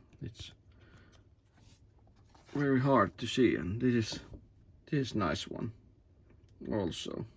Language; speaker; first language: English; non-native, learner; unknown